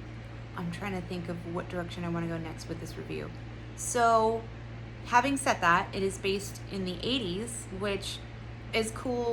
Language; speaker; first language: English; native; English